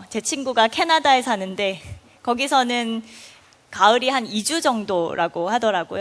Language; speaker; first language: Korean; native; Korean